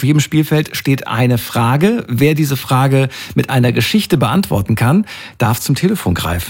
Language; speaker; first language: German; native; German